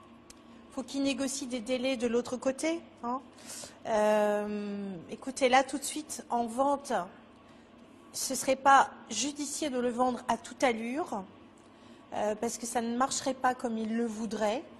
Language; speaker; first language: French; native; French